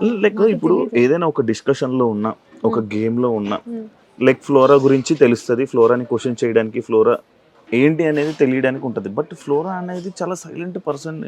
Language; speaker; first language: Telugu; native; Telugu